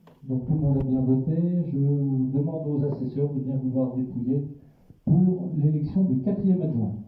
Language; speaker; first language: French; native; French